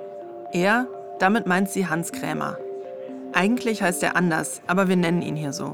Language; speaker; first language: German; native; German